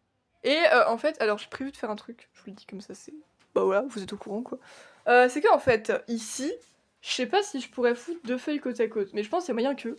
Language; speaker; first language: French; native; French